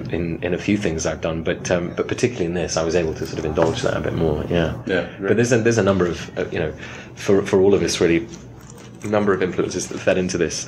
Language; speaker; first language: English; native; English